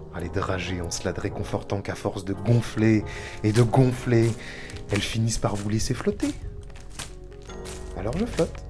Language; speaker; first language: French; native; French